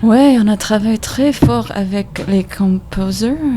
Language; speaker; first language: French; non-native, learner; English